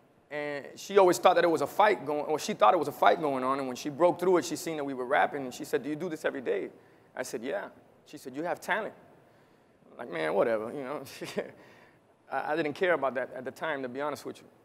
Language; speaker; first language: English; early bilingual, other home language; Spanish